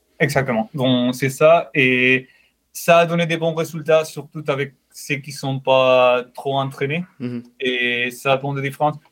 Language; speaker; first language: French; non-native, fluent; Spanish